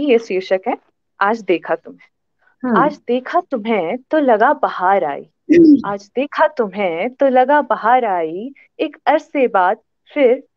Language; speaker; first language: Hindi; native; Hindi